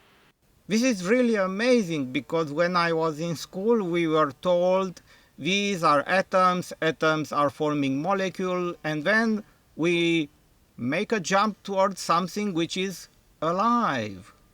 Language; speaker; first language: English; non-native, fluent; Romanian